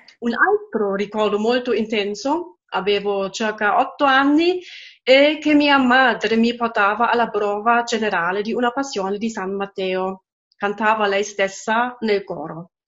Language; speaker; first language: Italian; non-native, fluent; German